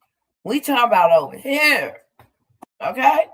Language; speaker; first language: English; native; English